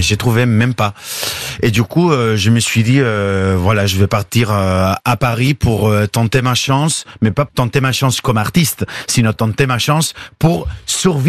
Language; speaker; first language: French; non-native, fluent; Spanish